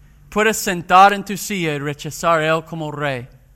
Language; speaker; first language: Spanish; non-native, fluent; English